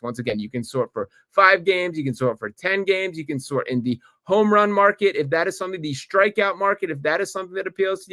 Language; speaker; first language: English; native; English